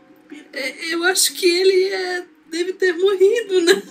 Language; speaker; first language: Portuguese; non-native, fluent; Russian